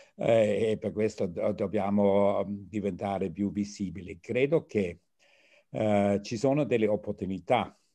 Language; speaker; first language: Italian; non-native, fluent; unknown